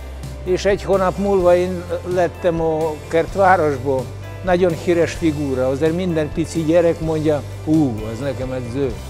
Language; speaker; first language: Hungarian; non-native, learner; Russian